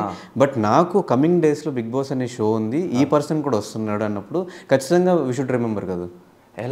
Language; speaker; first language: Telugu; native; Telugu